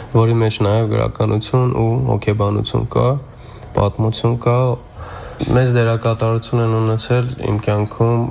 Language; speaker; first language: Armenian; native; Armenian